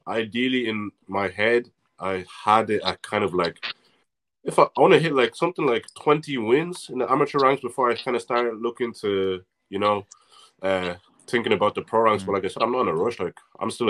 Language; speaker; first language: English; native; English